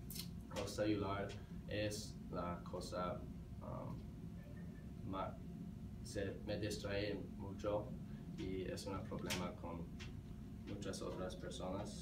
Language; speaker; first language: Spanish; non-native, learner; English